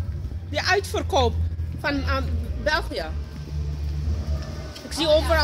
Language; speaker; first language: Dutch; early bilingual, other home language; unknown